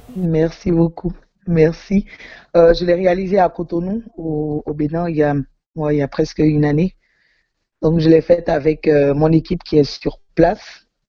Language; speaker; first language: French; non-native, local second language; Yoruba